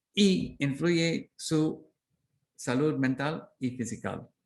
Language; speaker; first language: Spanish; non-native, learner; English